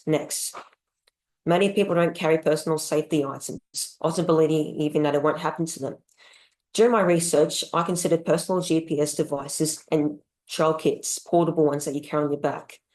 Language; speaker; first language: English; native; English